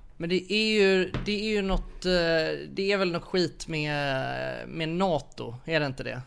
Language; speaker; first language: Swedish; native; Swedish